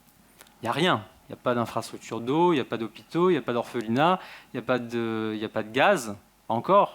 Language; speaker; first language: French; native; French